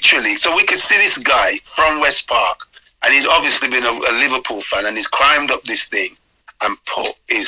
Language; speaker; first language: English; native; English